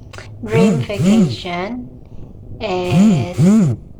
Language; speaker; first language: English; non-native, learner; Indonesian